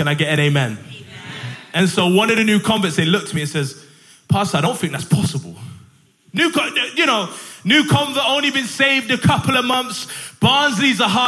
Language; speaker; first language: English; native; English